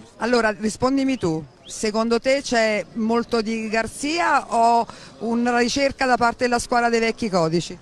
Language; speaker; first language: Italian; native; Italian